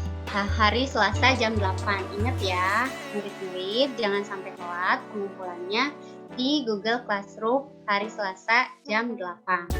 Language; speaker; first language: Indonesian; native; Indonesian